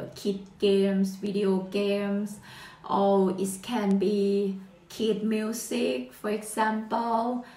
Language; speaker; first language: English; non-native, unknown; Thai